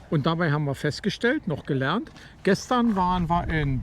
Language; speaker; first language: German; native; German